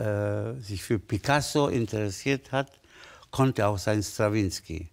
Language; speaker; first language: German; non-native, fluent; Spanish